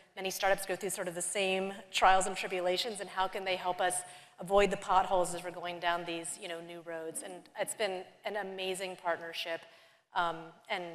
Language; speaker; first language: English; native; English